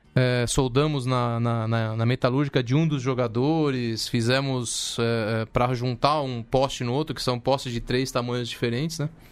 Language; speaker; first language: Portuguese; early bilingual, other home language; Spanish